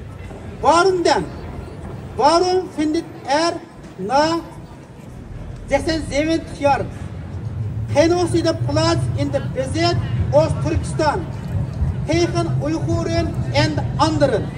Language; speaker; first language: Dutch; non-native, fluent; Uyghur